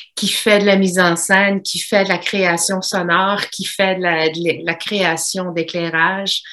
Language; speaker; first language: French; native; French